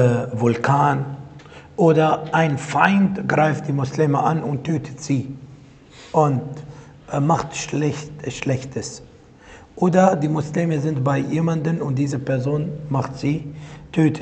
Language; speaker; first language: German; non-native, fluent; Arabic